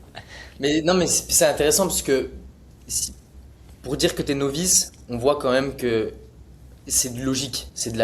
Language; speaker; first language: French; native; French